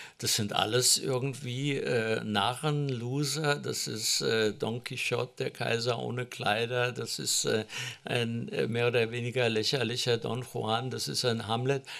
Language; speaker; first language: German; native; German